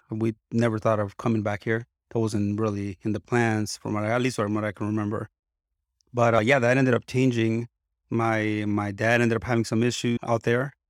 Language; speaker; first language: English; early bilingual, other home language; Spanish